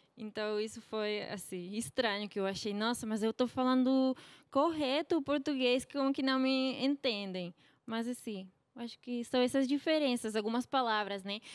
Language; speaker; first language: Portuguese; non-native, fluent; Slovak